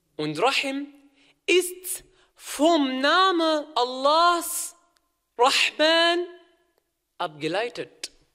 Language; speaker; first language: German; non-native, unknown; Arabic